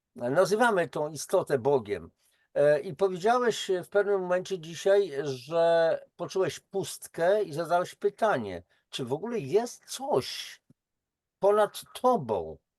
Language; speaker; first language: Polish; native; Polish